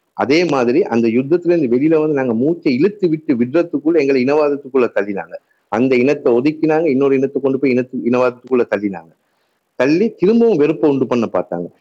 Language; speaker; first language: Tamil; native; Tamil